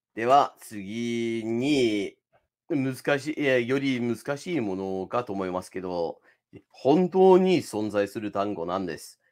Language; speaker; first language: Japanese; non-native, fluent; English